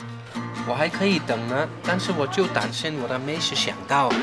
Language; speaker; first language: Chinese; non-native, fluent; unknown